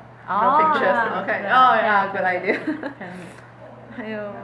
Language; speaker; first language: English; non-native, learner; Chinese